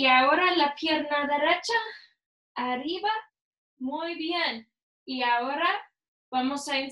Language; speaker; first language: Spanish; non-native, learner; English